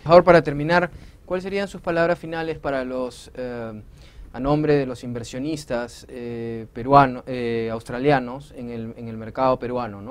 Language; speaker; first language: Spanish; native; Spanish